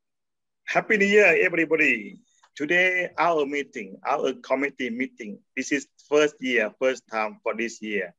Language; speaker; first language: English; non-native, learner; Thai